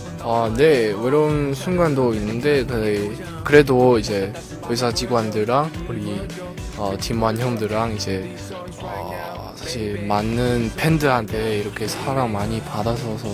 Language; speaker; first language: Korean; non-native, learner; Chinese